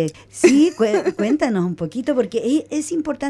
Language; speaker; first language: Spanish; native; Spanish